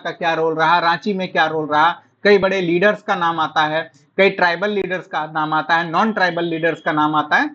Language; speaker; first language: Hindi; native; Hindi